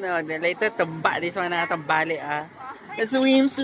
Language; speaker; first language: English; non-native, learner; Filipino